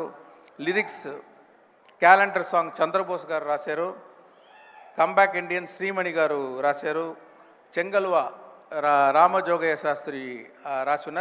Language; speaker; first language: Telugu; non-native, local second language; Tamil